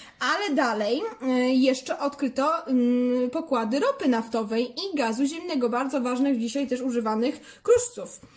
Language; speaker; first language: Polish; native; Polish